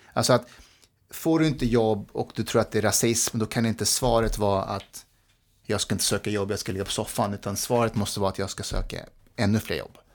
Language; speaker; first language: Swedish; early bilingual, other home language; Persian